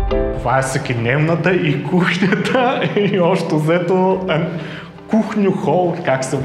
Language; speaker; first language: Bulgarian; native; Bulgarian